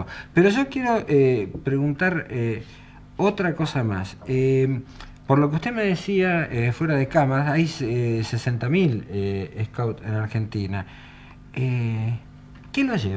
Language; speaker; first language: Spanish; native; Spanish